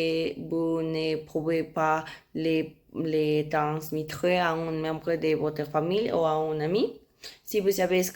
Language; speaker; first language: French; non-native, learner; Spanish